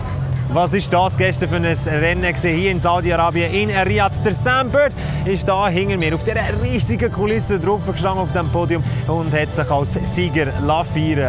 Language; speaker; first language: German; native; German